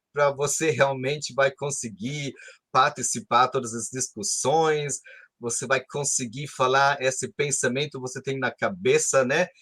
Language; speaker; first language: Portuguese; non-native, fluent; German